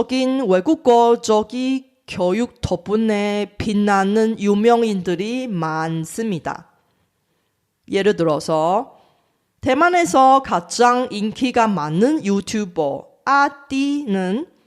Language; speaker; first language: Korean; non-native, fluent; Chinese